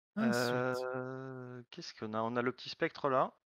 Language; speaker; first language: French; native; French